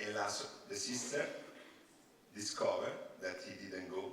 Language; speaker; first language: English; non-native, learner; Italian